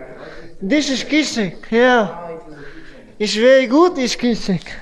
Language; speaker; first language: English; non-native, learner; Croatian